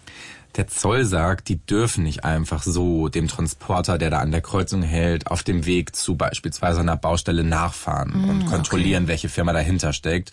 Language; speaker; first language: German; native; German